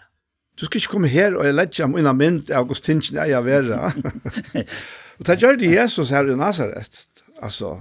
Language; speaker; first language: Danish; non-native, local second language; Faroese